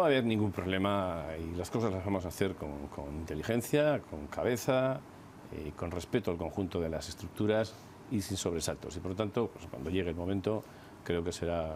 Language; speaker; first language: Spanish; native; Spanish